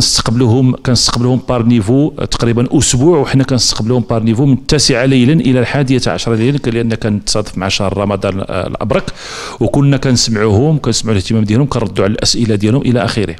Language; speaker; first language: Arabic; native; Arabic